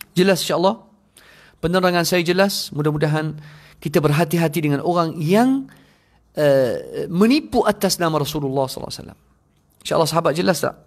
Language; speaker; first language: Malay; non-native, fluent; Arabic